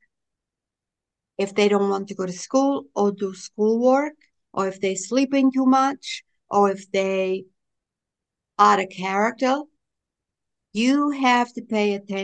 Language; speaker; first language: English; non-native, fluent; Portuguese